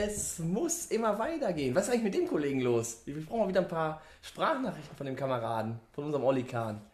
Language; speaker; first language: German; native; German